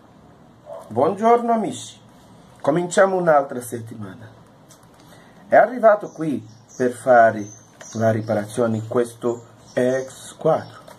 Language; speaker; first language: Italian; non-native, learner; Portuguese